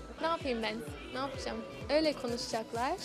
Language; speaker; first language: Turkish; non-native, learner; English